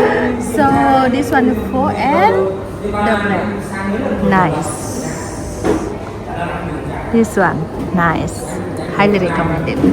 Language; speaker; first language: English; non-native, fluent; Indonesian